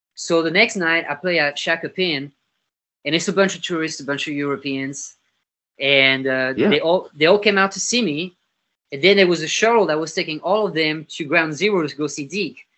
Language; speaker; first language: English; non-native, fluent; French